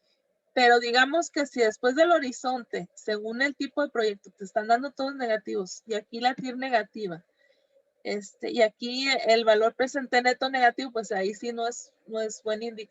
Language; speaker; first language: Spanish; native; Spanish